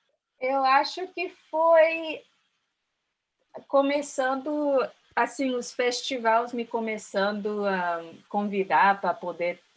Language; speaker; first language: Portuguese; early bilingual, heritage; Portuguese